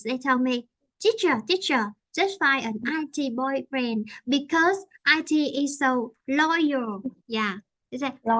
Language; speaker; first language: English; non-native, fluent; Vietnamese